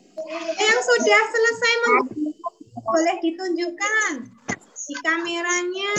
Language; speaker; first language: Indonesian; native; Indonesian